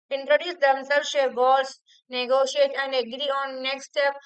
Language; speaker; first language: English; non-native, local second language; Malayalam